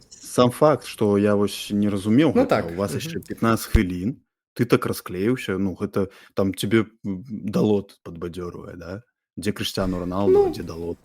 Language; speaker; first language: Belarusian; non-native, local second language; Russian